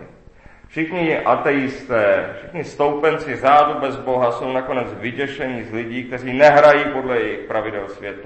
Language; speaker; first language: Czech; native; Czech